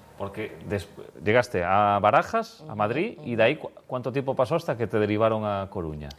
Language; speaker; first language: Spanish; native; Spanish